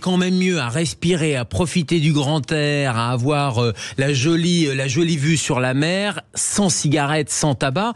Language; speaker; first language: French; native; French